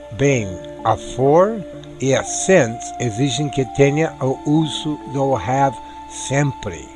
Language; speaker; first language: Portuguese; non-native, fluent; English